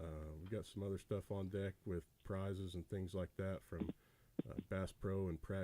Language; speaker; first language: English; native; English